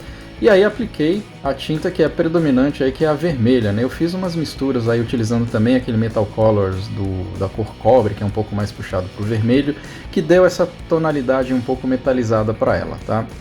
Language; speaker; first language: Portuguese; native; Portuguese